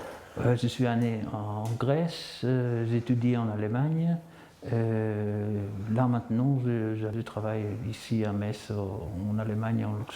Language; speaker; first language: French; non-native, fluent; Greek